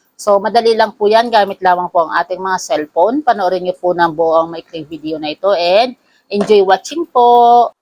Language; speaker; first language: Filipino; non-native, local second language; Cebuano